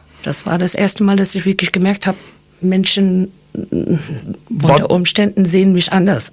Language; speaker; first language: German; non-native, fluent; English